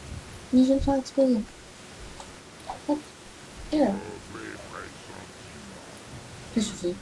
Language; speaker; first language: French; native; French